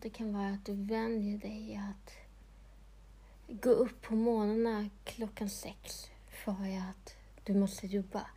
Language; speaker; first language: Swedish; non-native, local second language; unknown